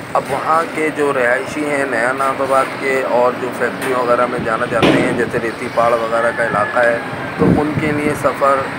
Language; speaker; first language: Urdu; native; Urdu